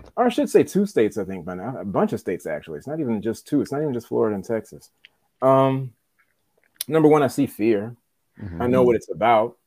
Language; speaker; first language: English; native; English